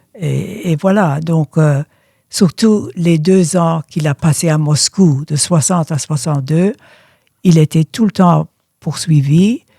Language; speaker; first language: French; early bilingual, other home language; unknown